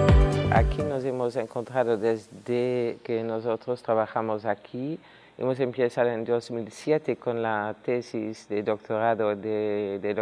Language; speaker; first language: Spanish; non-native, fluent; Dutch